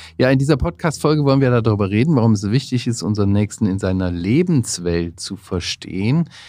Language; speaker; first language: German; native; German